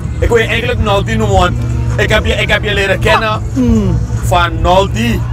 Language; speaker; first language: Dutch; native; Dutch